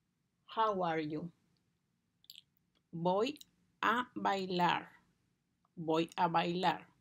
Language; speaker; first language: Spanish; non-native, learner; English